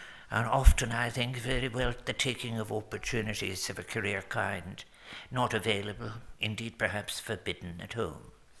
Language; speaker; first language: English; native; English